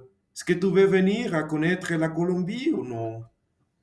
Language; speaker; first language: French; non-native, learner; Spanish